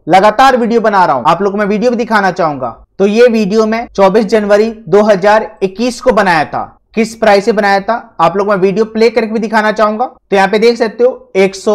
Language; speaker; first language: Hindi; native; Hindi